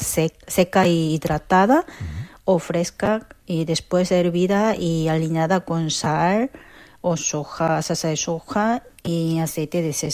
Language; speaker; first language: Spanish; non-native, fluent; Korean